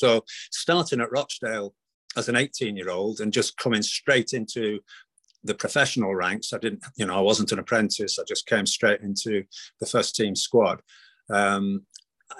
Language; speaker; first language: English; native; English